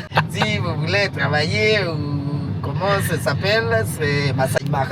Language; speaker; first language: French; non-native, learner; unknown